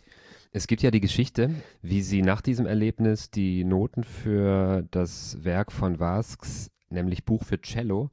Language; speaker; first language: German; native; German